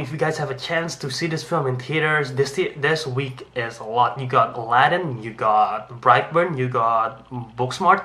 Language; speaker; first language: English; non-native, fluent; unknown